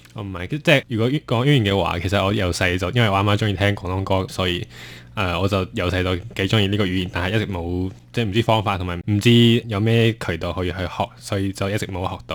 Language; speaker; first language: Cantonese; non-native, fluent; Chinese